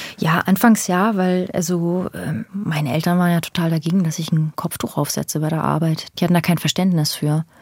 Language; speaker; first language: German; early bilingual, other home language; Persian